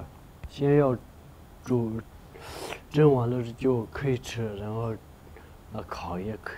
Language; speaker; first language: Chinese; non-native, local second language; Tibetan